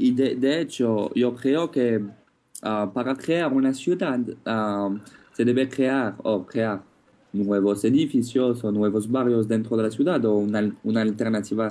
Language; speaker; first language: Spanish; non-native, fluent; French